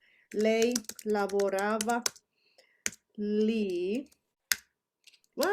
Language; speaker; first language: Italian; non-native, fluent; Spanish